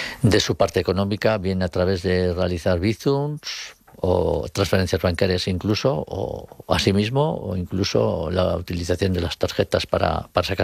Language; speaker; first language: Spanish; native; Spanish